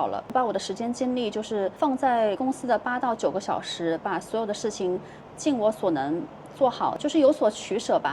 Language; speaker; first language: Chinese; native; Chinese